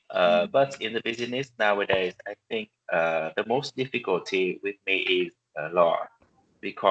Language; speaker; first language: English; non-native, learner; Vietnamese